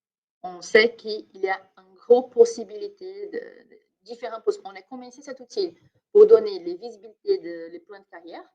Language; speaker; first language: French; non-native, fluent; Portuguese